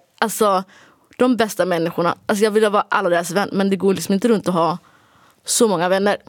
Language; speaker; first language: Swedish; early bilingual, other home language; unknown